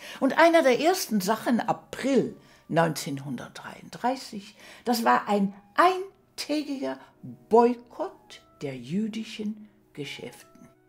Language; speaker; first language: German; early bilingual, heritage; German